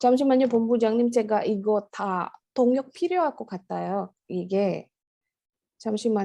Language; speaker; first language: Korean; non-native, fluent; Indonesian